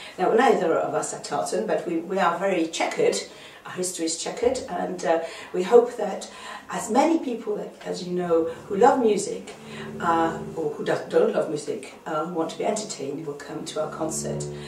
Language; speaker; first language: English; non-native, fluent; Hungarian